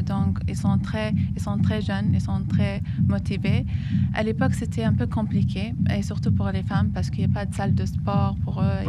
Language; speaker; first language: French; non-native, fluent; Arabic